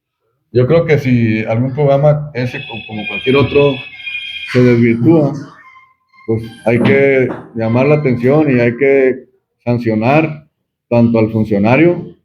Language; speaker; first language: Spanish; native; Spanish